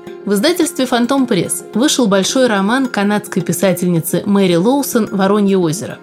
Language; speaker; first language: Russian; native; Russian